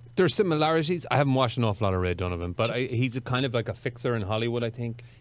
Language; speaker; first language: English; native; English